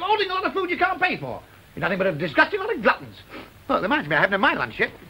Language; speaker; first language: English; native; English